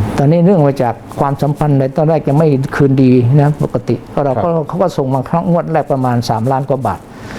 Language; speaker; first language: Thai; non-native, local second language; Malay